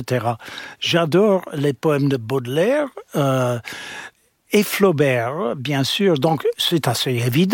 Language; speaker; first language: French; non-native, fluent; English